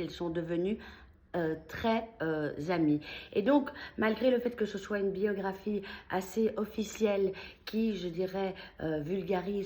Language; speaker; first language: French; native; French